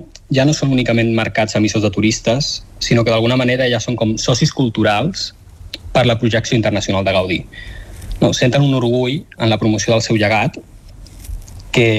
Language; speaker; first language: Catalan; native; Catalan